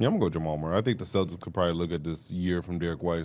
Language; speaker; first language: English; native; English